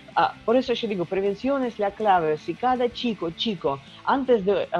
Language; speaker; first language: Spanish; non-native, learner; Russian